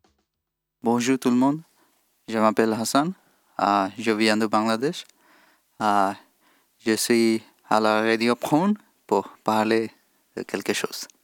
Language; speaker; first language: French; non-native, learner; Bangla